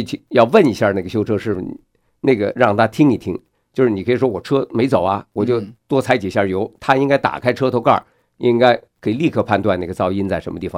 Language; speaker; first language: Chinese; native; Chinese